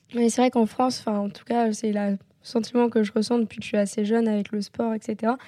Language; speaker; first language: French; native; French